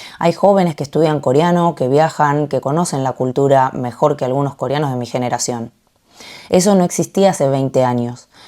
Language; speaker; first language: Spanish; early bilingual, other home language; Korean